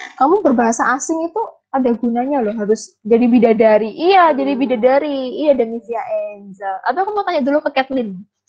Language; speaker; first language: Indonesian; native; Indonesian